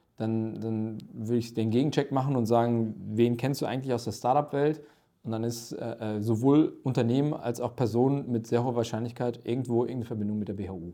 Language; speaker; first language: German; early bilingual, other home language; Turkish